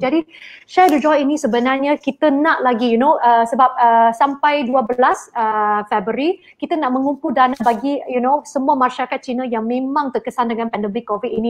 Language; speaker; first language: Malay; non-native, local second language; Chinese